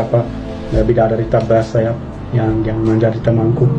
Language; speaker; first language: Indonesian; non-native, fluent; Hungarian